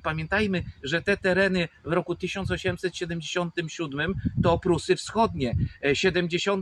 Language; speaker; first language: Polish; native; Polish